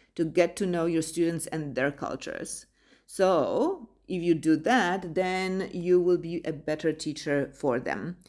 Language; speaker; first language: English; non-native, fluent; Polish